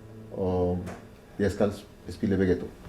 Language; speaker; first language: Swedish; non-native, learner; Spanish